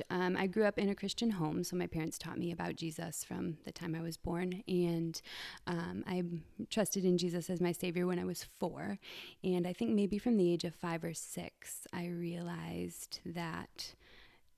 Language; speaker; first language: English; native; English